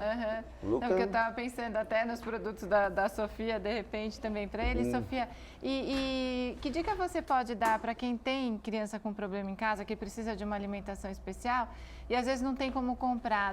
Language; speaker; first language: Portuguese; native; Portuguese